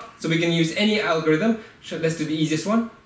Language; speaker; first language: English; native; English